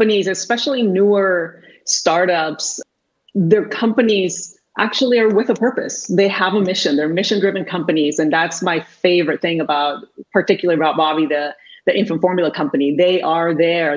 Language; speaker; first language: English; non-native, fluent; Spanish